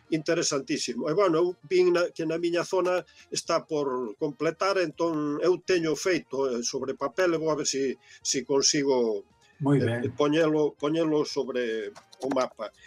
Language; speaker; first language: Galician; native; Galician